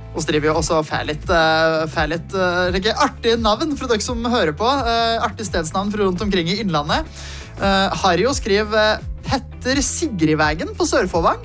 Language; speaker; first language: Norwegian; native; Norwegian